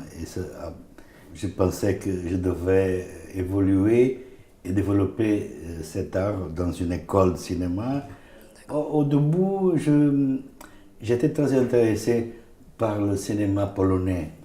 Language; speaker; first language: French; non-native, fluent; Portuguese